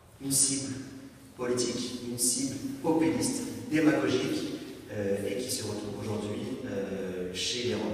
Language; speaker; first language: French; native; French